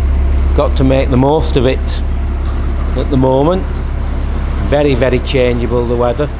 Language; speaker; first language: English; native; English